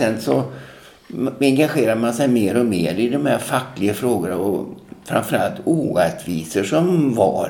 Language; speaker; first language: Swedish; native; Swedish